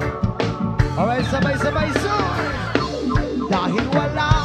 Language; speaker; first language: Filipino; non-native, local second language; Cebuano